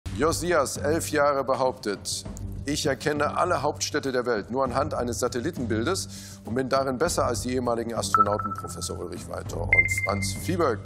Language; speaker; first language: German; native; German